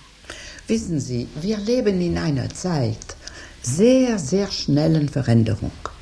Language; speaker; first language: German; non-native, fluent; French